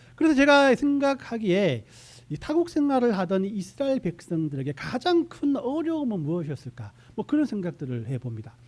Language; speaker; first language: Korean; native; Korean